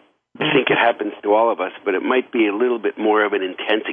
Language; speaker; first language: English; native; English